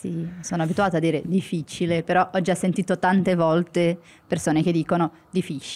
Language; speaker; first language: Italian; non-native, learner; Portuguese